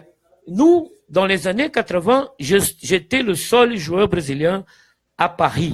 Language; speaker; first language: French; non-native, fluent; Portuguese